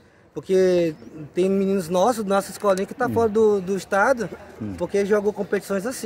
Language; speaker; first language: Portuguese; native; Portuguese